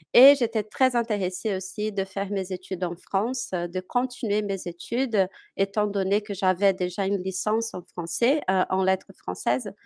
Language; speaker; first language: French; non-native, fluent; Portuguese